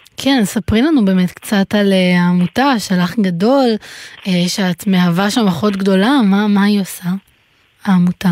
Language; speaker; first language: Hebrew; native; Hebrew